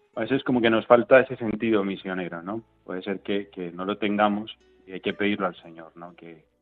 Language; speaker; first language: Spanish; native; Spanish